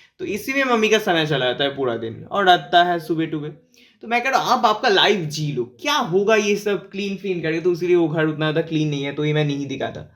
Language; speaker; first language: Hindi; non-native, local second language; Bangla